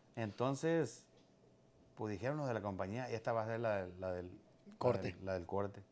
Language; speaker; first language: Spanish; native; Spanish